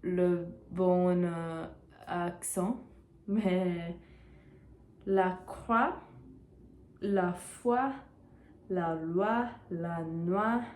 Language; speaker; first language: French; non-native, learner; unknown